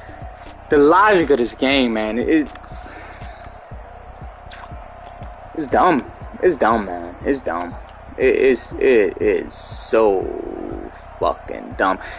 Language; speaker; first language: English; native; English